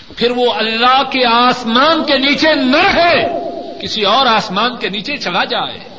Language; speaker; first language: Urdu; non-native, local second language; Punjabi